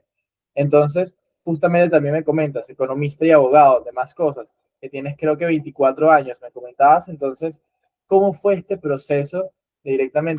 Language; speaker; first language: Spanish; native; Spanish